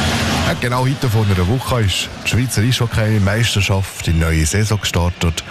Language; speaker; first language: German; native; German